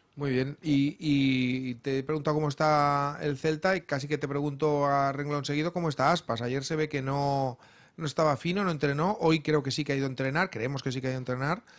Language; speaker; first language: Spanish; non-native, local second language; Catalan